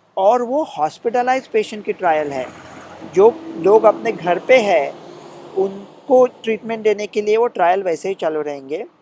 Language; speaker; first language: Hindi; non-native, local second language; Marathi